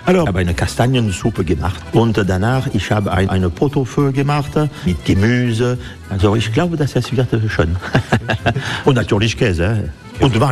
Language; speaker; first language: German; non-native, fluent; French